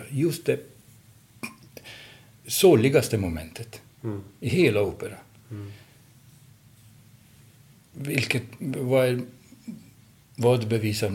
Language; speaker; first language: Swedish; non-native, fluent; Hungarian